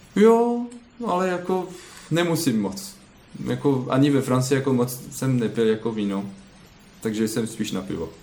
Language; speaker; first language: Czech; non-native, learner; French